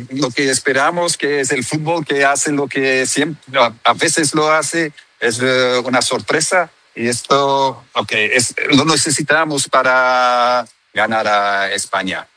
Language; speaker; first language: Spanish; non-native, learner; Dutch